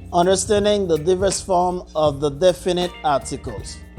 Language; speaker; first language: English; non-native, fluent; Haitian Creole